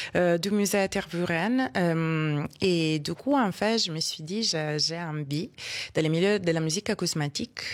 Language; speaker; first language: French; non-native, fluent; Italian